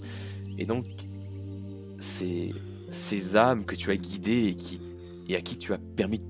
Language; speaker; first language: French; native; French